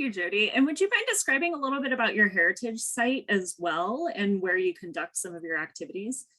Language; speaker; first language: English; native; English